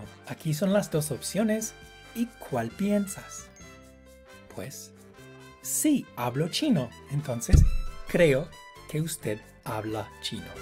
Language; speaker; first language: Spanish; non-native, fluent; English